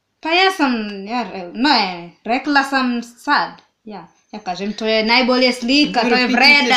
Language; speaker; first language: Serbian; non-native, learner; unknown